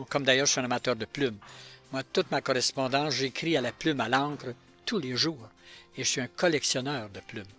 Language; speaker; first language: French; native; French